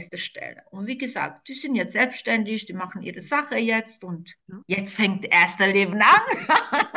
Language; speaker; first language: German; non-native, fluent; Croatian